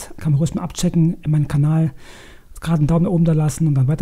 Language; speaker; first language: German; native; German